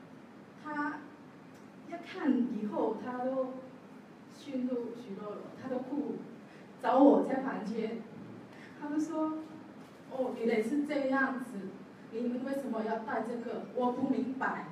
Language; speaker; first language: Chinese; non-native, learner; Javanese